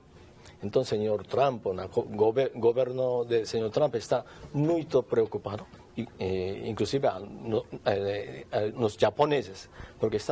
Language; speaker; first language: Portuguese; non-native, learner; Japanese